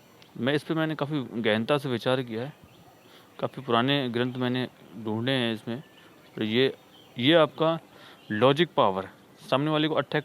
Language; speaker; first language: Hindi; native; Hindi